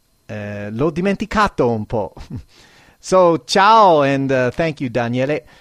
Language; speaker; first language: Italian; non-native, learner; English